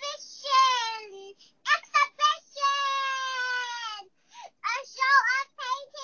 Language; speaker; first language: English; non-native, learner; Chinese